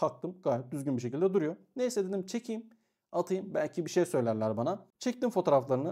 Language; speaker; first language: Turkish; native; Turkish